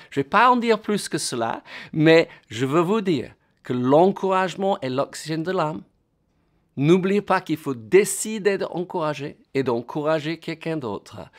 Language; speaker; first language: French; non-native, fluent; English